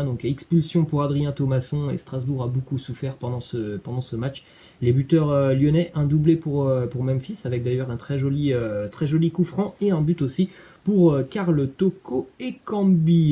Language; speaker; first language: French; native; French